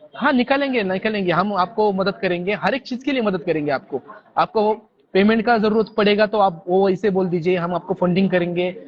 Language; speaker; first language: Hindi; non-native, local second language; Marathi